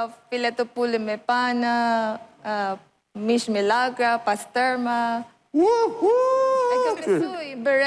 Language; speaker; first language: Albanian; non-native, learner; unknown